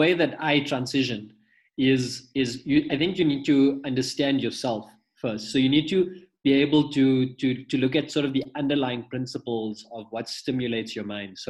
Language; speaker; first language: English; native; English